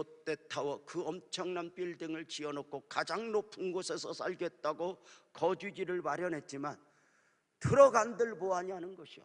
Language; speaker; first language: Korean; native; Korean